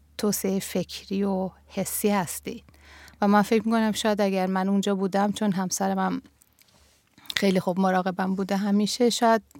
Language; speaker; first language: Persian; native; Persian